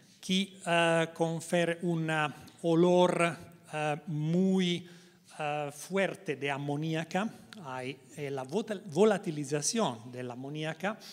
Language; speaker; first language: Spanish; non-native, learner; Italian